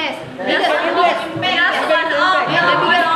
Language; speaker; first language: English; non-native, learner; Indonesian